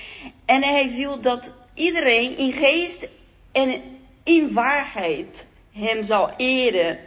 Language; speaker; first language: Dutch; non-native, fluent; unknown